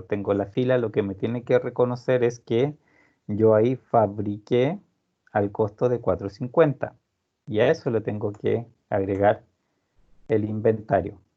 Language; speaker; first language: Spanish; native; Spanish